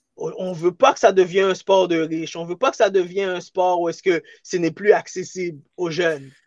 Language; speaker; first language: French; early bilingual, other home language; Haitian Creole